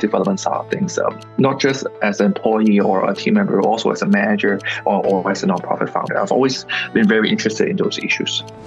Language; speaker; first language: English; non-native, local second language; Cantonese